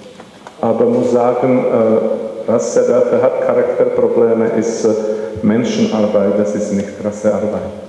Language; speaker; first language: German; non-native, learner; Czech